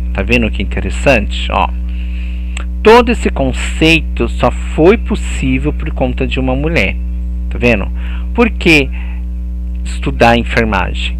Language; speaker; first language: Portuguese; native; Portuguese